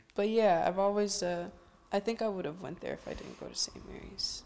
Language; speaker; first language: English; native; English